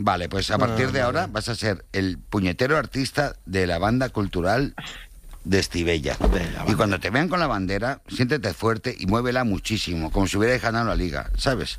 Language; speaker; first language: Spanish; native; Spanish